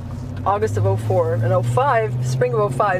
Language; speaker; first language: English; native; English